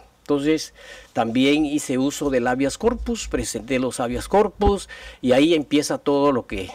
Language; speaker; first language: Spanish; native; Spanish